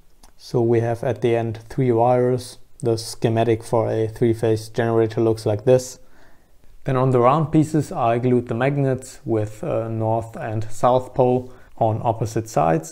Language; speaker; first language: English; non-native, fluent; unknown